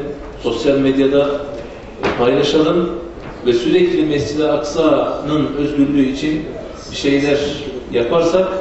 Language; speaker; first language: Turkish; native; Turkish